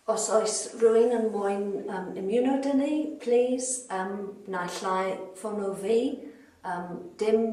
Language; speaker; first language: Welsh; non-native, fluent; English